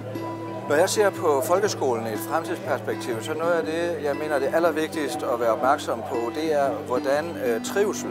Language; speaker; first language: Danish; native; Danish